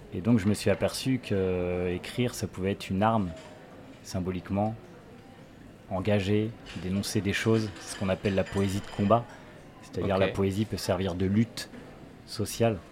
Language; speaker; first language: French; native; French